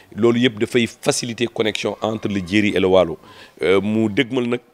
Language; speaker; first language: French; non-native, local second language; Fula